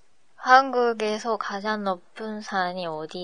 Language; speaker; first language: Korean; non-native, learner; Japanese